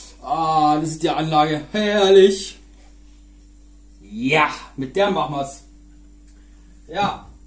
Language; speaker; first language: German; native; German